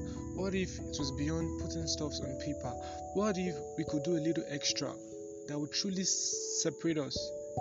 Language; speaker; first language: English; non-native, local second language; Yoruba